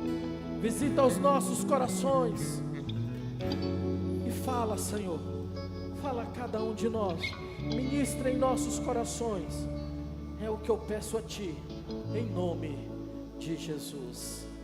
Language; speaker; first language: Portuguese; native; Portuguese